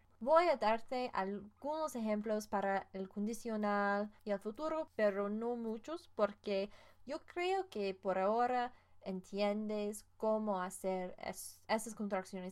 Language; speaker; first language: Spanish; non-native, fluent; English